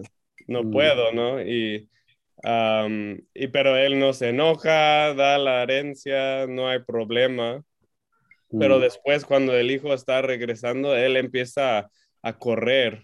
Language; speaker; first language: Spanish; non-native, fluent; English